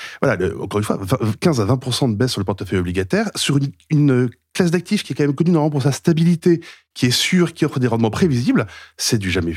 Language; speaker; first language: French; native; French